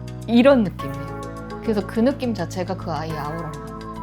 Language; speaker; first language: Korean; native; Korean